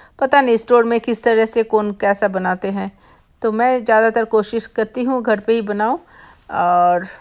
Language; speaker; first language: Hindi; non-native, local second language; Bangla